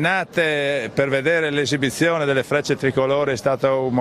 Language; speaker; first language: Italian; native; Italian